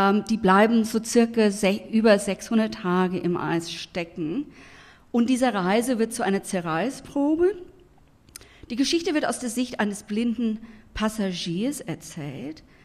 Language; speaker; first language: German; non-native, fluent; English